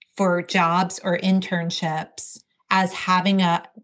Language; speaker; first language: English; native; English